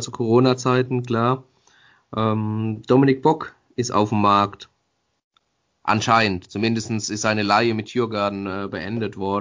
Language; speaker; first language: German; native; German